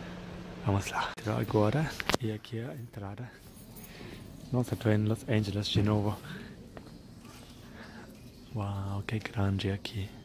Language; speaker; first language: Portuguese; non-native, fluent; German